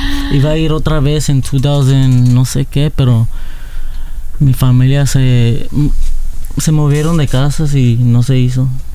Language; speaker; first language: Spanish; early bilingual, heritage; Spanish